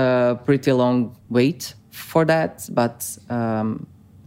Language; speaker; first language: English; non-native, fluent; Croatian